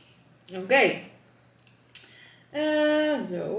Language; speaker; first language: Dutch; native; Dutch